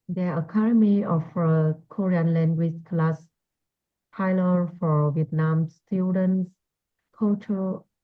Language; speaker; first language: English; non-native, learner; Vietnamese